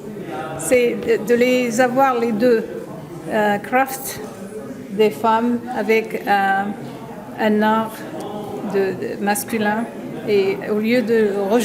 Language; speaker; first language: French; non-native, local second language; Arabic